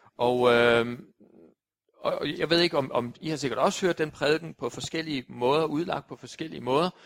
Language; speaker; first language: Danish; native; Danish